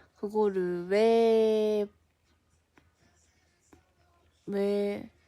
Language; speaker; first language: Korean; non-native, fluent; Japanese